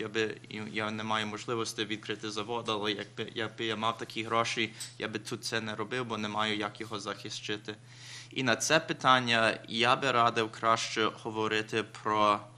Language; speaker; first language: Ukrainian; early bilingual, heritage; Ukrainian